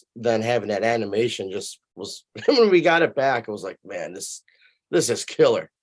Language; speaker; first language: English; native; English